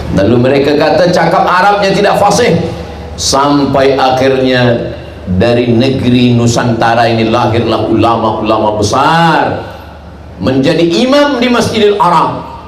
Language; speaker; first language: Malay; native; Malay